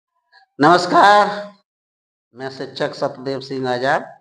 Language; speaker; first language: Hindi; native; Hindi